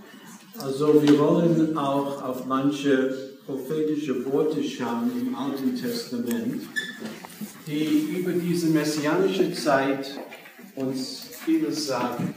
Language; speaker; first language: German; non-native, fluent; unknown